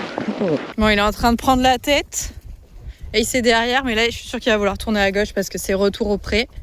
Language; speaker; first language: French; native; French